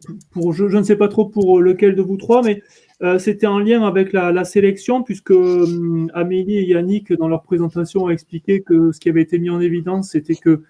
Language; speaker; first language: French; native; French